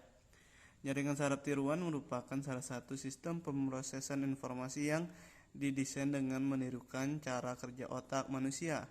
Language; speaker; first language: Indonesian; native; Indonesian